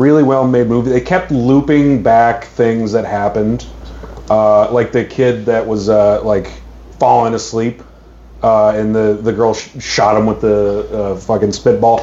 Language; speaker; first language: English; native; English